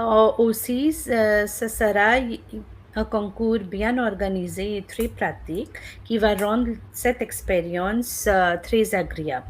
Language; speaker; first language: French; non-native, fluent; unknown